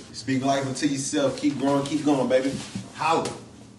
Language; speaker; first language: English; native; English